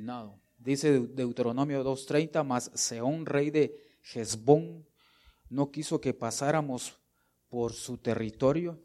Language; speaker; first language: Spanish; native; Spanish